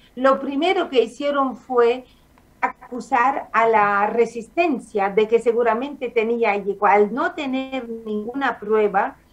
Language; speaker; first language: Spanish; non-native, fluent; Arabic